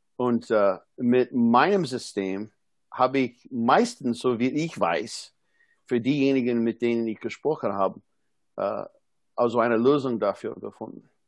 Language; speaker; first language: German; non-native, fluent; English